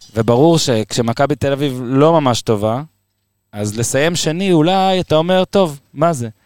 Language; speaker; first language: Hebrew; native; Hebrew